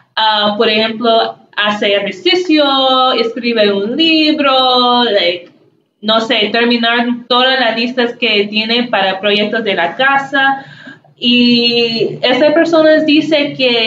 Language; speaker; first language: Spanish; non-native, learner; English